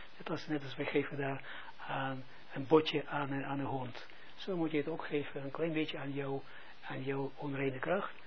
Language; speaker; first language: Dutch; non-native, fluent; Hebrew